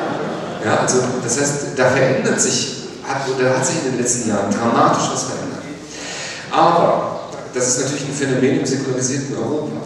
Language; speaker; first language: German; native; German